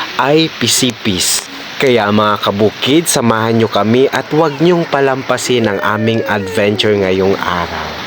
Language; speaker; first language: Filipino; non-native, local second language; Bikol